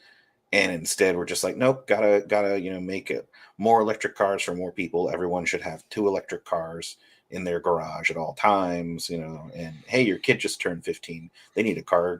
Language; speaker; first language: English; native; English